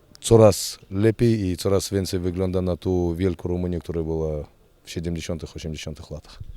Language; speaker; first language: Polish; non-native, fluent; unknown